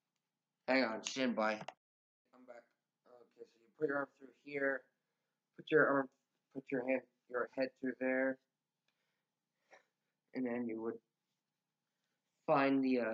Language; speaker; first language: English; native; English